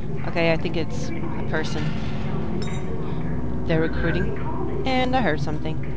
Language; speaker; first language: English; non-native, fluent; Swedish